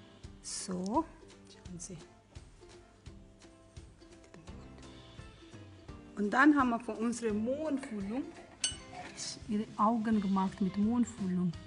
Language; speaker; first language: German; non-native, learner; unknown